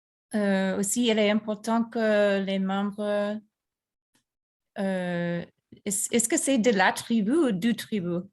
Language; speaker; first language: French; non-native, fluent; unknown